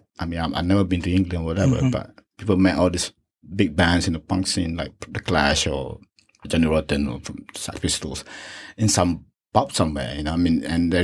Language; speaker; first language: English; non-native, local second language; Malay